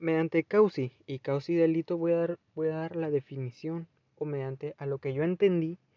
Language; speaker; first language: Spanish; native; Spanish